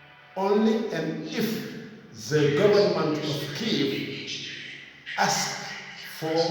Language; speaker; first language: English; non-native, fluent; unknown